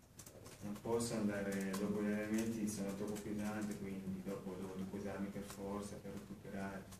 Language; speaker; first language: Italian; non-native, fluent; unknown